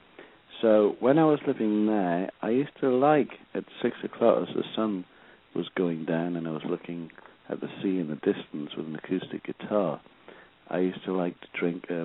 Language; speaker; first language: English; native; English